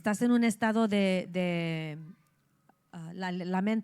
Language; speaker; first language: Spanish; early bilingual, heritage; English